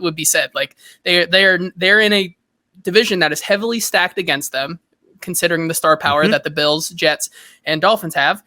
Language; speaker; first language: English; native; English